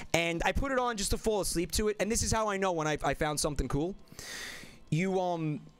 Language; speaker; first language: English; native; English